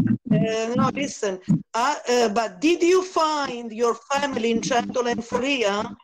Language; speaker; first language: English; non-native, learner; Italian